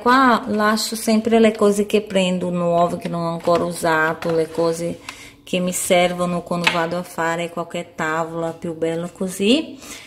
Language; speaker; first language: Italian; non-native, fluent; Portuguese